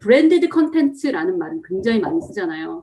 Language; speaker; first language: Korean; native; Korean